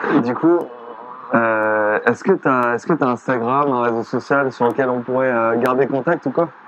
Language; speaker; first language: French; native; French